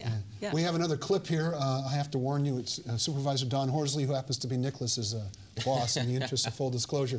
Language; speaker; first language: English; native; English